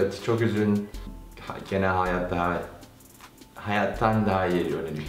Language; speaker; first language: Turkish; non-native, learner; Korean